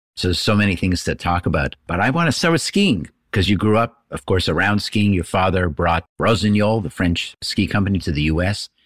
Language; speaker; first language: English; native; English